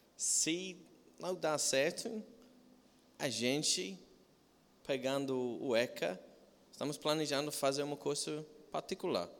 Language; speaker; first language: Portuguese; non-native, fluent; English